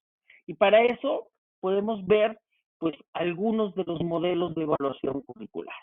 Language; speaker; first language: Spanish; native; Spanish